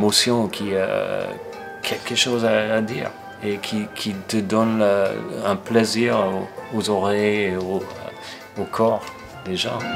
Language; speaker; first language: French; non-native, fluent; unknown